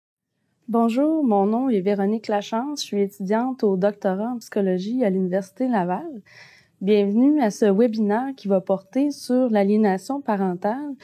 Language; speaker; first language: French; native; French